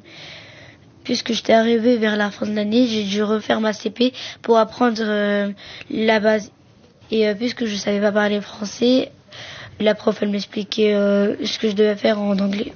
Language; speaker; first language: French; early bilingual, other home language; Arabic